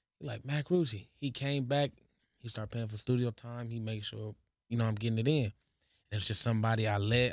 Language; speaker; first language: English; native; English